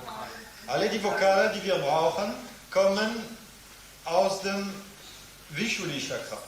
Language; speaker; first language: German; non-native, fluent; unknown